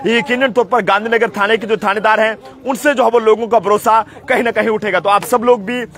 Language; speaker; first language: Hindi; native; Hindi